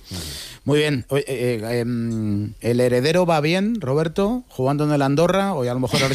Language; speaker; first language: Spanish; native; Spanish